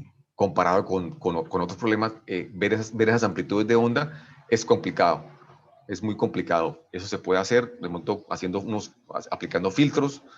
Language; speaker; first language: Spanish; native; Spanish